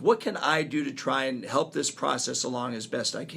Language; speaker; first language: English; native; English